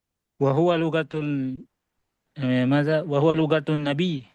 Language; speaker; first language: Arabic; non-native, learner; Indonesian